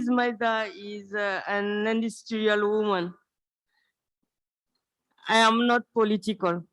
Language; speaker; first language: English; non-native, learner; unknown